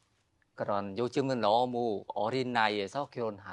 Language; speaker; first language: Korean; non-native, fluent; Khmer